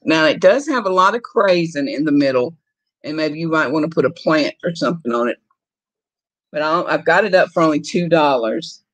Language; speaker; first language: English; native; English